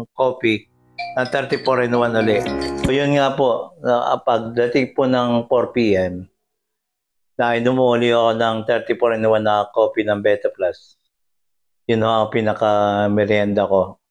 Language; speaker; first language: Filipino; native; Filipino